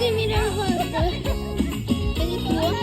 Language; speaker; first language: Italian; early bilingual, other home language; Sinhala